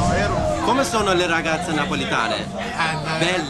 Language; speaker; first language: Italian; non-native, learner; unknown